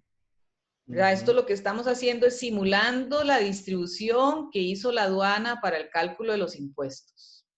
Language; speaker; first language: Spanish; native; Spanish